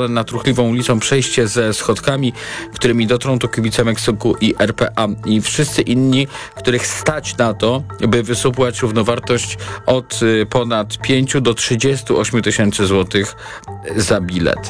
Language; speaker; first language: Polish; native; Polish